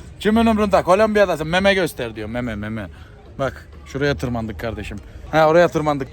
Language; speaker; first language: Turkish; native; Turkish